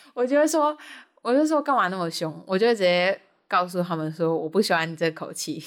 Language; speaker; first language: Chinese; native; Chinese